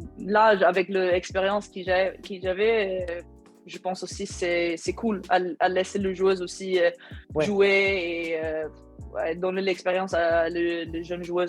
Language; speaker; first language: French; non-native, learner; Swedish